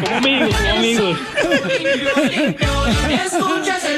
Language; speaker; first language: Spanish; native; Spanish